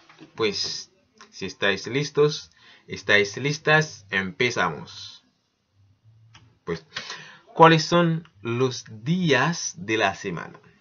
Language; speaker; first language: Spanish; non-native, learner; Haitian Creole